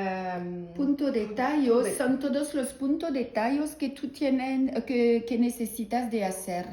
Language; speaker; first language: Spanish; non-native, learner; French